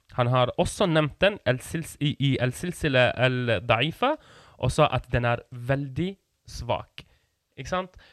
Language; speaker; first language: Norwegian; non-native, fluent; Kurdish